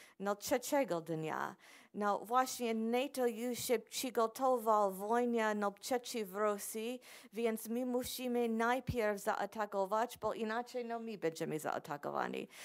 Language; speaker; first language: Polish; non-native, fluent; English